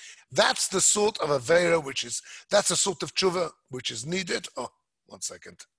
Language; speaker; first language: English; native; English